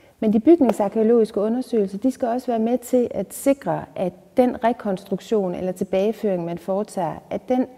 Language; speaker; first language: Danish; native; Danish